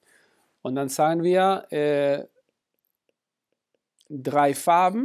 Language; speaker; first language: German; non-native, fluent; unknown